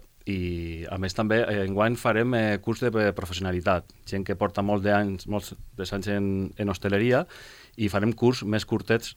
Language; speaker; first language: Catalan; non-native, local second language; Spanish